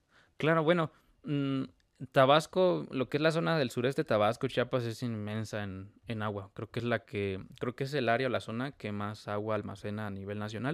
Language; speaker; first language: Spanish; native; Spanish